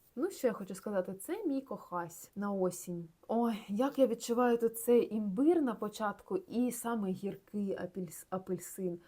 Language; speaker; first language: Ukrainian; non-native, local second language; Russian